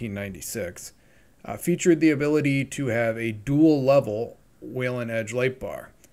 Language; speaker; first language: English; native; English